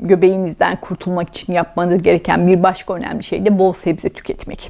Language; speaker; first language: Turkish; native; Turkish